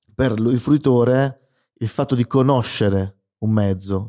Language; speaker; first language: Italian; native; Italian